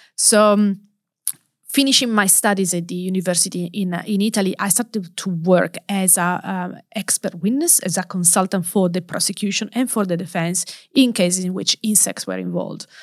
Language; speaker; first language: English; non-native, fluent; Italian